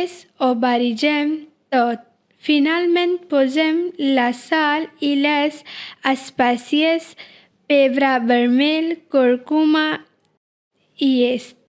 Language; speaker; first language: Catalan; non-native, learner; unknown